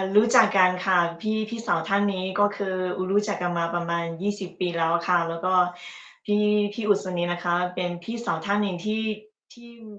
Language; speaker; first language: Thai; early bilingual, other home language; Chinese